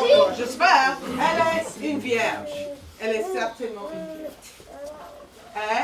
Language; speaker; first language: French; non-native, fluent; English